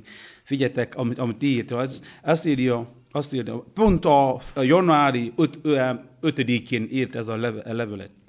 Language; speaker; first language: Hungarian; non-native, learner; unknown